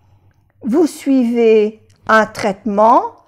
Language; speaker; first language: French; non-native, fluent; Spanish